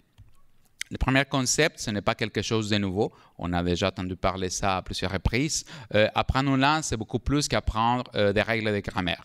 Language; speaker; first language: French; non-native, fluent; Spanish